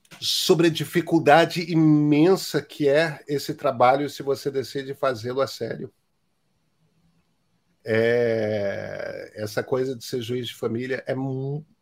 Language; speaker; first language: Portuguese; native; Portuguese